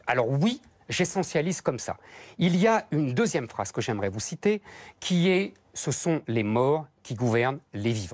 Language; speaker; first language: French; native; French